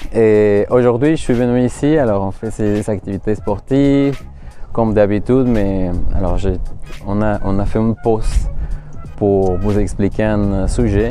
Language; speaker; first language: French; non-native, fluent; Spanish